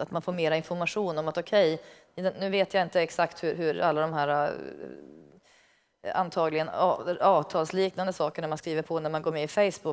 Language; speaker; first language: Swedish; native; Swedish